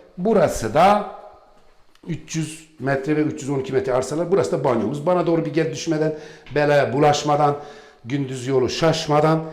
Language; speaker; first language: Turkish; non-native, local second language; Kurdish